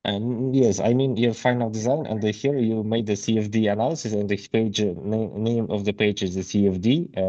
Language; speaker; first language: English; non-native, learner; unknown